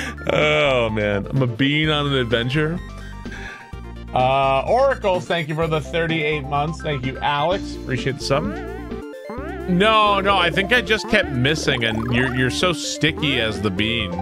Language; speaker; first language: English; native; English